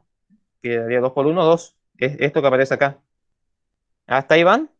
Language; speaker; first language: Spanish; native; Spanish